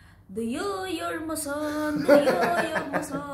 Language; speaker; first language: Turkish; non-native, learner; Filipino